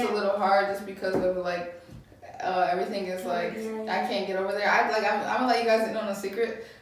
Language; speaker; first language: English; native; English